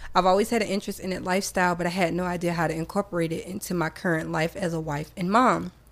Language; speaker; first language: English; native; English